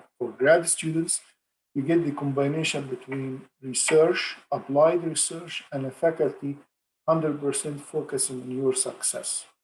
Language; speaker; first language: English; non-native, fluent; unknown